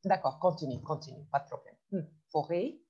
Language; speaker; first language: French; non-native, fluent; Arabic